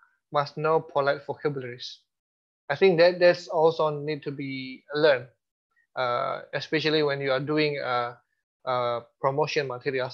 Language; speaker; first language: English; non-native, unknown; Indonesian